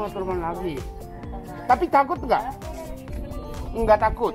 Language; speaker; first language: Indonesian; native; Indonesian